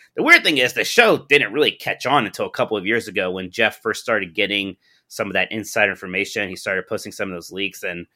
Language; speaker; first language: English; native; English